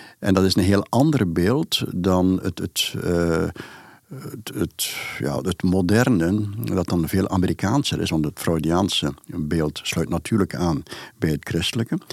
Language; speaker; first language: Dutch; native; Dutch